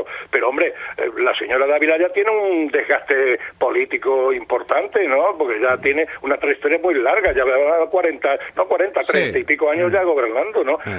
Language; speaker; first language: Spanish; native; Spanish